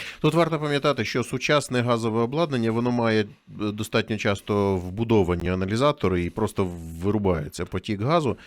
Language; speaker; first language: Ukrainian; native; Ukrainian